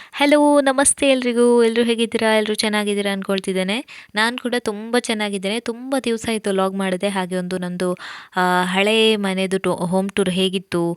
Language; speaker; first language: Kannada; non-native, local second language; Tulu